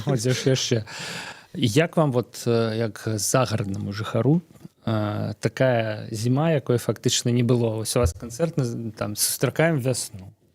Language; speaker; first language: Belarusian; native; Belarusian